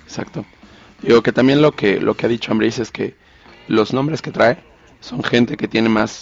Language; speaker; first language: Spanish; native; Spanish